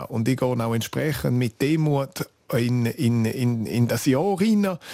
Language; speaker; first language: German; non-native, local second language; Romansh